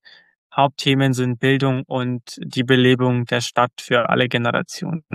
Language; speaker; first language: German; early bilingual, other home language; Croatian